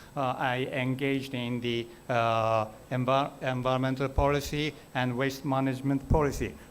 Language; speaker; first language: English; non-native, learner; Japanese